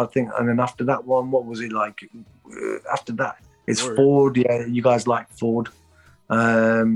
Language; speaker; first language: English; native; English